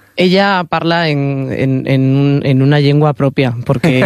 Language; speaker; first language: Catalan; non-native, learner; Spanish